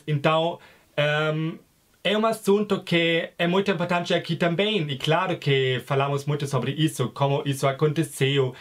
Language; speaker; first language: Portuguese; non-native, fluent; German